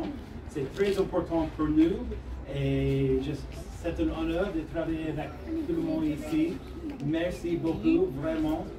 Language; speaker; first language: French; non-native, fluent; English